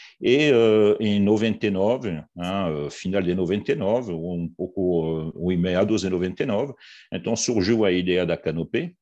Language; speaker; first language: Portuguese; non-native, fluent; French